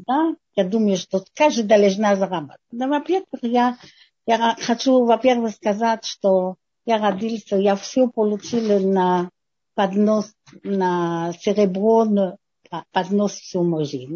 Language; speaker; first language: Russian; non-native, fluent; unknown